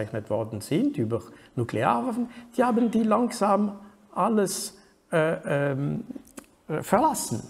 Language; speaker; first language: German; non-native, fluent; French